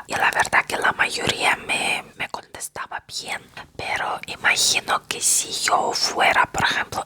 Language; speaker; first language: Spanish; non-native, fluent; Russian